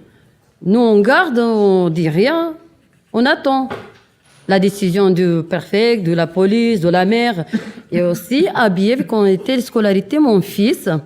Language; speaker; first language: French; non-native, learner; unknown